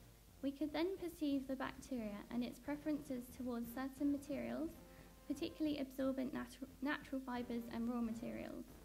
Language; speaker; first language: English; native; English